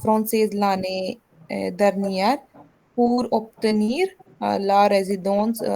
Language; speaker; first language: French; non-native, learner; Hindi